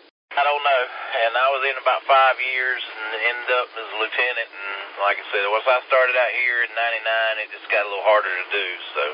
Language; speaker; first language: English; native; English